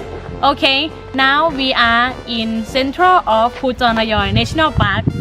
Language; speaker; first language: English; non-native, learner; Thai